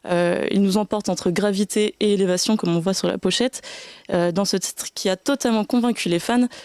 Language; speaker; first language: French; native; French